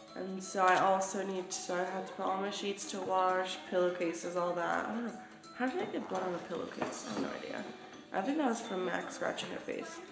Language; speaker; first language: English; early bilingual, other home language; Spanish